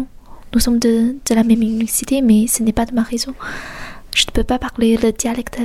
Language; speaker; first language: French; non-native, fluent; Chinese